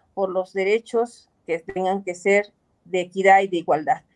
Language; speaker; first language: Spanish; native; Spanish